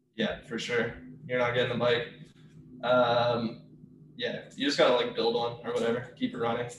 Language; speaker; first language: English; native; English